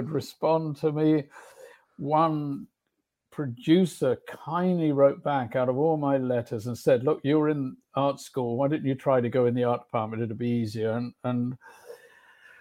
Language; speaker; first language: English; native; English